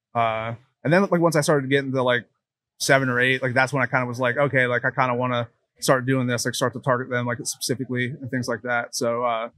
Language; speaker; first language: English; native; English